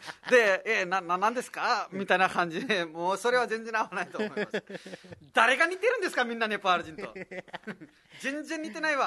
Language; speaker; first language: Japanese; non-native, fluent; Nepali